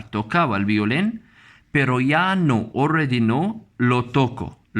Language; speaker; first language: Spanish; non-native, fluent; Arabic